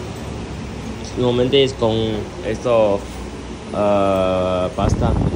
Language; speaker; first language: Spanish; non-native, learner; Chinese